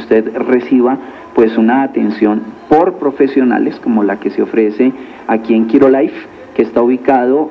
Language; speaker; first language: Spanish; native; Spanish